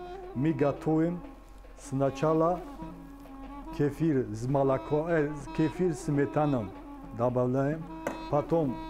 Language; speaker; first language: Russian; non-native, learner; Tajik